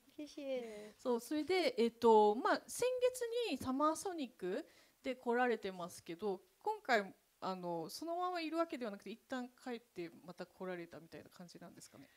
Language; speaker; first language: Japanese; native; Japanese